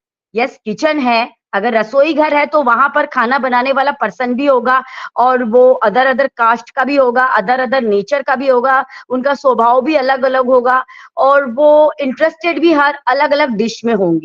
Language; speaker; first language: Hindi; native; Hindi